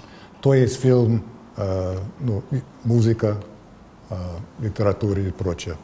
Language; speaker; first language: Russian; non-native, fluent; English